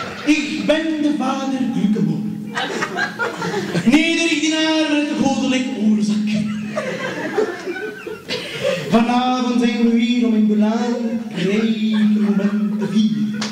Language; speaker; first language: Dutch; non-native, local second language; French